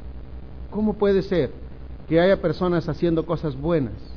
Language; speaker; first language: Spanish; native; Spanish